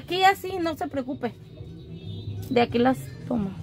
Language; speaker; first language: Spanish; native; Spanish